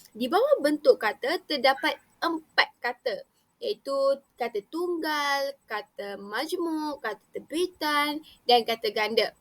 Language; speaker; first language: Malay; native; Malay